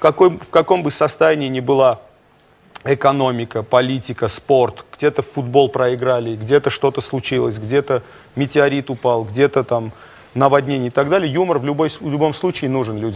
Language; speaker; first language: Russian; non-native, local second language; Armenian